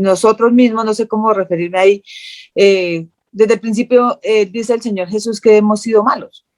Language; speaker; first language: Spanish; native; Spanish